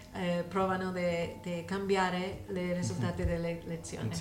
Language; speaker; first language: Italian; non-native, learner; English